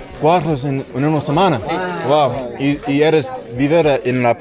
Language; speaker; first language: Spanish; non-native, learner; English